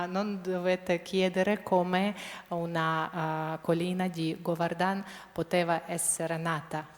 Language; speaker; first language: Italian; non-native, fluent; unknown